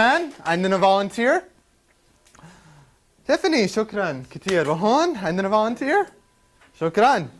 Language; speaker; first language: Arabic; native; Arabic